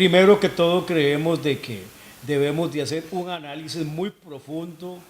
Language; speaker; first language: Spanish; native; Spanish